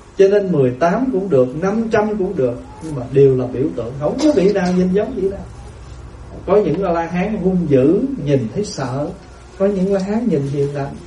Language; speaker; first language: Vietnamese; native; Vietnamese